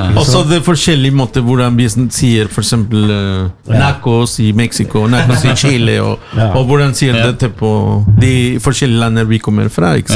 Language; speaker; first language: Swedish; non-native, learner; Spanish